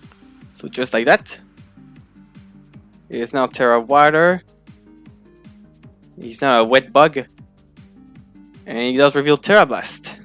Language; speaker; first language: English; non-native, fluent; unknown